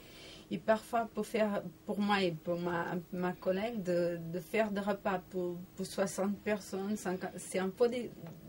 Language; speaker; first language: French; non-native, learner; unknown